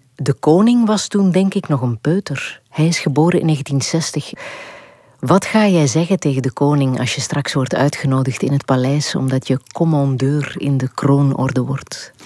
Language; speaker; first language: Dutch; native; Dutch